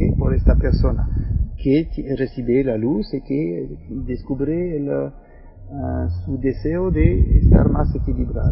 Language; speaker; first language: Spanish; non-native, fluent; French